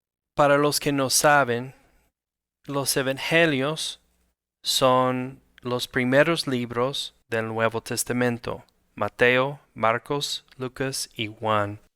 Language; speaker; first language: Spanish; non-native, fluent; English